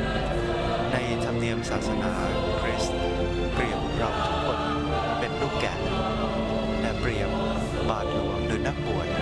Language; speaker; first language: Thai; native; Thai